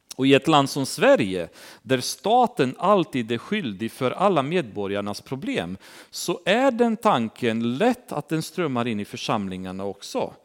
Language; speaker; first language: Swedish; non-native, fluent; Romanian